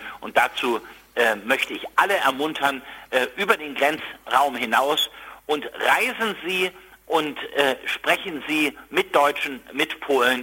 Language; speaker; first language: German; native; German